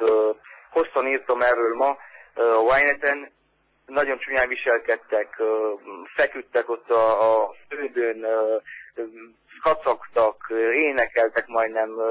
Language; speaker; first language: Hungarian; early bilingual, heritage; Hungarian